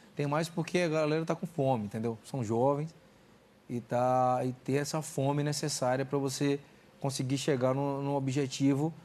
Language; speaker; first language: Portuguese; native; Portuguese